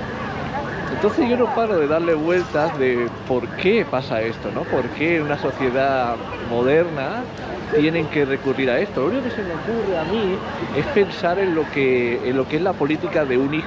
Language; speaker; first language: Spanish; native; Spanish